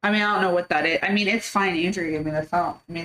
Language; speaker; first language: English; native; English